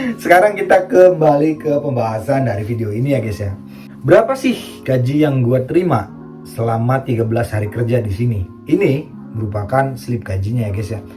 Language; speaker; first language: Indonesian; native; Indonesian